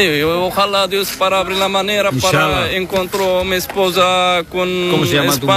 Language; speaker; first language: Spanish; non-native, learner; Arabic